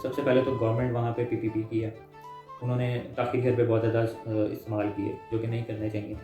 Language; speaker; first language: Urdu; native; Urdu